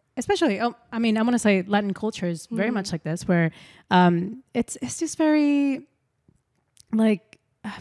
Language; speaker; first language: English; non-native, fluent; Spanish